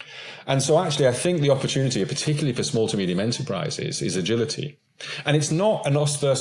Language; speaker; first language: English; native; English